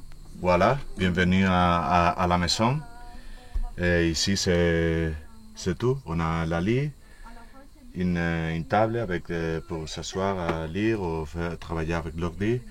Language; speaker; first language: French; non-native, learner; Spanish